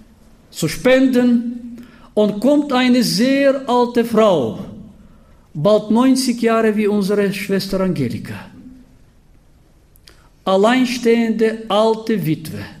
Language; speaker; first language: German; non-native, fluent; Bulgarian